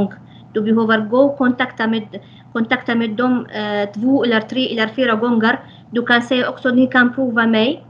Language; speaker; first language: Swedish; non-native, fluent; Arabic